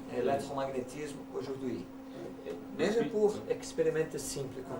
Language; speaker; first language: French; non-native, learner; Portuguese